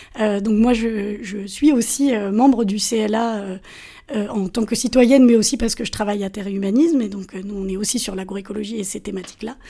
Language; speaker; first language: French; native; French